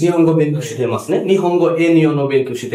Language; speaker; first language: Japanese; non-native, fluent; Bangla